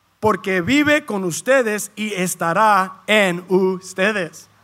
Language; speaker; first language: Spanish; early bilingual, heritage; Spanish